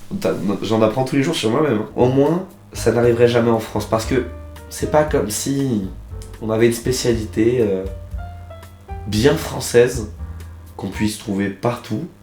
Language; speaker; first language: French; native; French